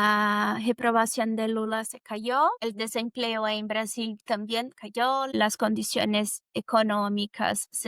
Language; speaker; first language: Spanish; non-native, fluent; Portuguese